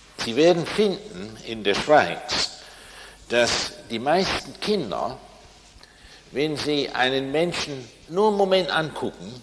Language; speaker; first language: German; non-native, fluent; English